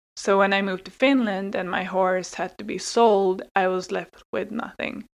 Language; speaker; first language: English; non-native, fluent; Hungarian